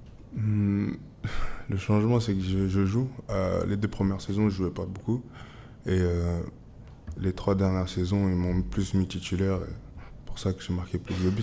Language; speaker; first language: French; native; French